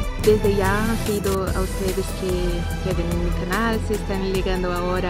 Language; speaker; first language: Spanish; non-native, learner; Portuguese